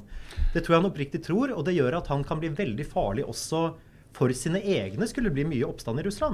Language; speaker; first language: Norwegian; native; Norwegian